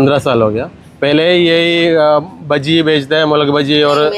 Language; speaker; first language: Hindi; non-native, local second language; Malayalam